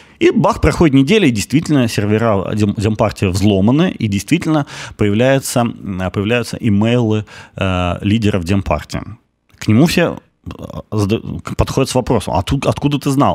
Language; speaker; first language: Russian; native; Russian